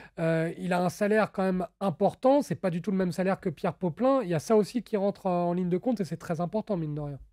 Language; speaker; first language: French; native; French